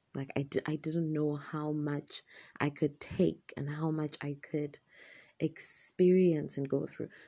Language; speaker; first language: English; non-native, local second language; Shona